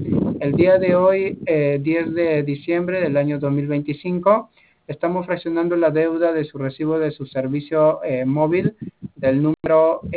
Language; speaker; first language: Spanish; native; Spanish